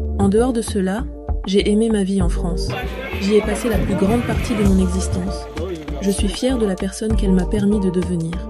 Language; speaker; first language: French; native; French